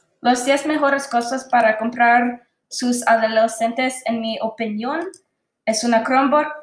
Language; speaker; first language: Spanish; non-native, learner; English